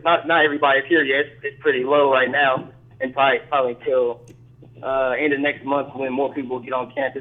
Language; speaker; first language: English; native; English